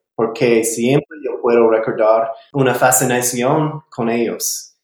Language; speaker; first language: Spanish; non-native, learner; English